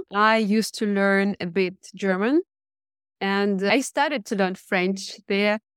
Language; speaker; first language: English; non-native, fluent; Russian